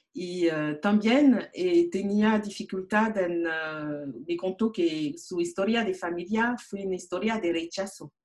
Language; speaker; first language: Spanish; non-native, learner; French